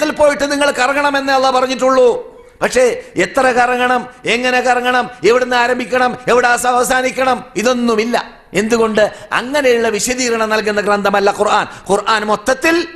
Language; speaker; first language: Malayalam; native; Malayalam